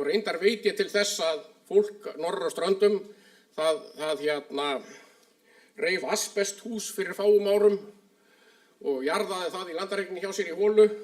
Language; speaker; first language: Icelandic; native; Icelandic